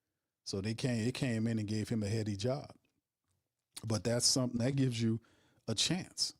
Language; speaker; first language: English; native; English